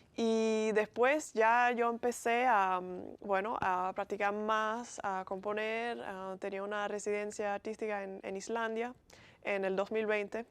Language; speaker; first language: Spanish; non-native, fluent; Bulgarian